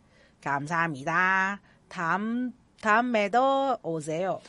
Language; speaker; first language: Korean; non-native, learner; Cantonese